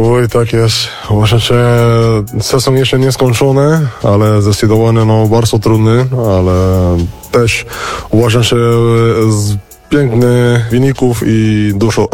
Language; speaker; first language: Polish; non-native, learner; Spanish